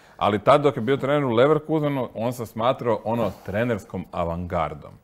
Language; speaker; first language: Croatian; native; Croatian